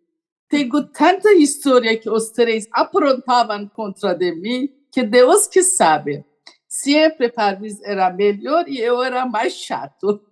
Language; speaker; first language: Portuguese; non-native, learner; Persian